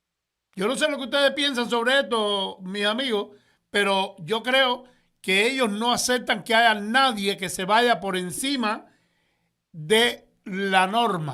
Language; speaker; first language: Spanish; native; Spanish